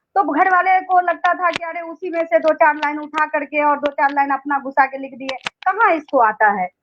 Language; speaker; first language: Hindi; non-native, local second language; Maithili